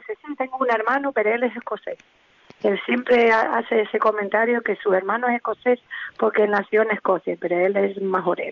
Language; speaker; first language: Spanish; non-native, learner; English